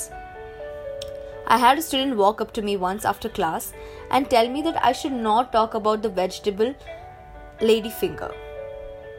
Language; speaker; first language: English; non-native, local second language; Hindi